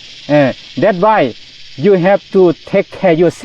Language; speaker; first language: English; non-native, learner; Thai